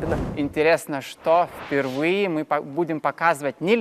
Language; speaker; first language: Russian; non-native, fluent; Lithuanian